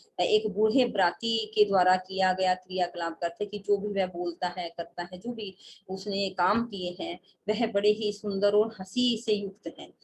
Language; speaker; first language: Hindi; native; Hindi